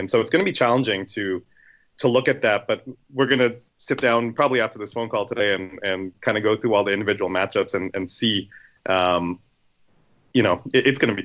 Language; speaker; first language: English; native; English